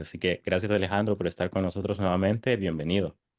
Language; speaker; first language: Spanish; native; Spanish